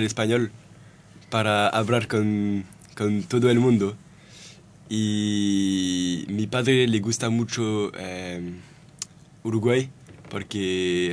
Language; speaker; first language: Spanish; non-native, learner; French